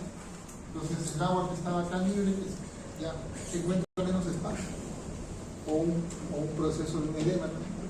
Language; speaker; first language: Spanish; native; Spanish